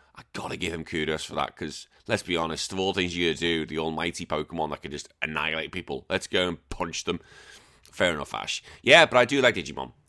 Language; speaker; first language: English; native; English